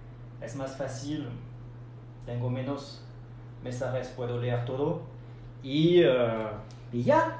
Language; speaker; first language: Spanish; non-native, fluent; French